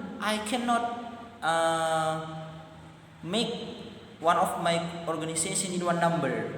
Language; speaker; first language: English; non-native, learner; Madurese